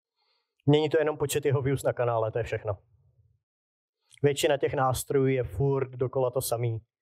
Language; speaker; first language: Czech; native; Czech